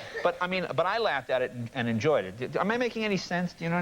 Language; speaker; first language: English; native; English